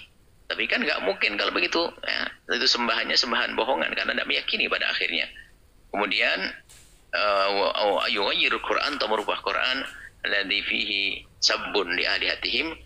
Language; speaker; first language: Indonesian; native; Indonesian